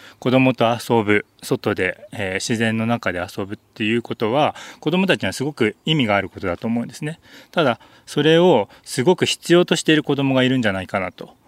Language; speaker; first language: Japanese; native; Japanese